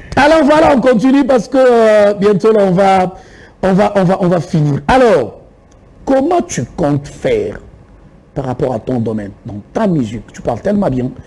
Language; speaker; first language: French; non-native, local second language; Lingala